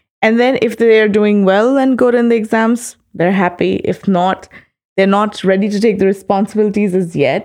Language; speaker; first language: English; non-native, local second language; Bangla